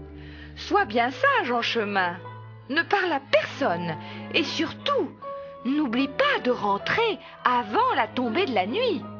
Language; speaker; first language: French; native; French